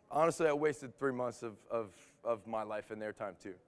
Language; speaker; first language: English; native; English